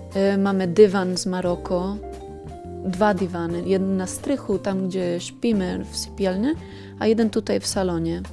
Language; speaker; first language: Polish; non-native, learner; Spanish